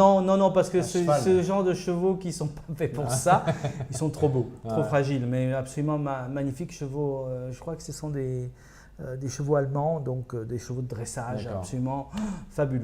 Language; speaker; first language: French; native; French